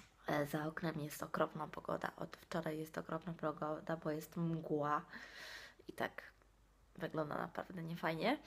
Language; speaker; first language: Polish; non-native, fluent; Italian